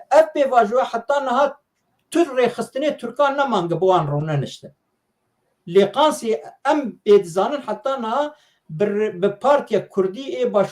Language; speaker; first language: Kurdish; native; Kurdish